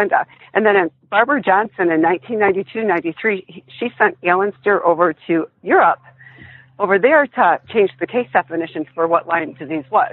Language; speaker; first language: English; native; English